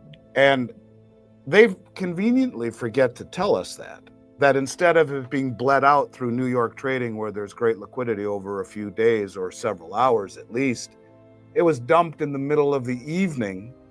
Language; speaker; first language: English; native; English